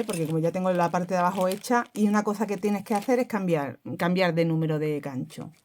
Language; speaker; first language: Spanish; native; Spanish